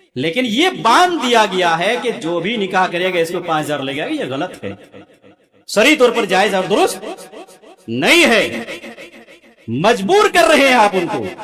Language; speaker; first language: Urdu; non-native, local second language; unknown